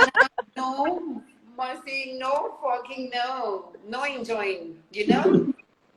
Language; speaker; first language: English; non-native, learner; Hindi